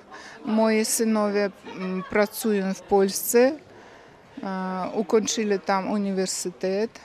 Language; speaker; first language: Polish; early bilingual, heritage; Russian